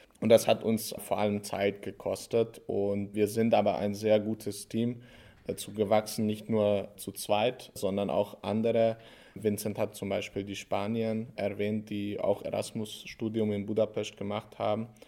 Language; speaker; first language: German; non-native, fluent; Hungarian